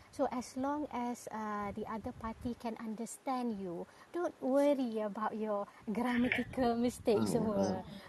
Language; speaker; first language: English; non-native, local second language; Malay